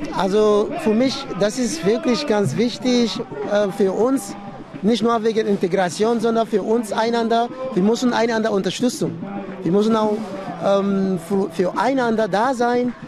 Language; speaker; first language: German; non-native, fluent; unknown